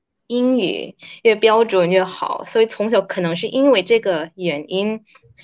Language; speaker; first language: Chinese; early bilingual, heritage; Chinese